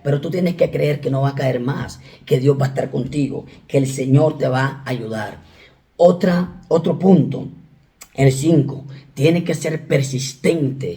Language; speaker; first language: Spanish; native; Spanish